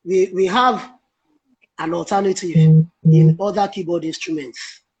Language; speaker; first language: English; non-native, local second language; Yoruba